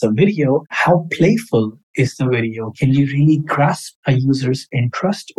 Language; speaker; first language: English; non-native, local second language; Urdu